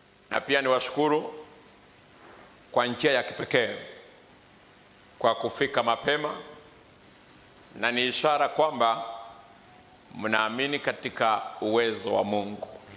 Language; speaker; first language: Swahili; non-native, local second language; Gusii